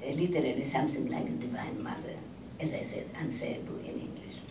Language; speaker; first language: English; non-native, fluent; Polish